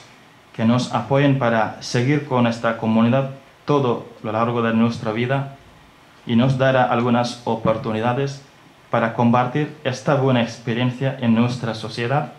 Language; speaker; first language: Spanish; non-native, learner; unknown